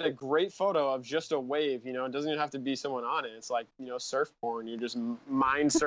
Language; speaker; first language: English; native; English